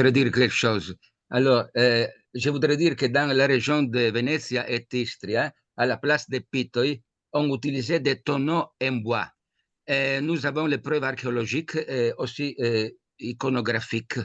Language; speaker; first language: French; non-native, fluent; Italian